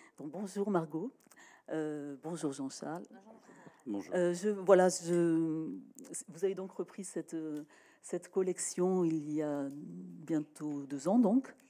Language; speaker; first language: French; native; French